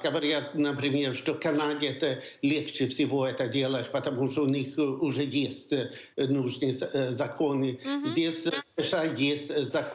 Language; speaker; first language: Russian; non-native, fluent; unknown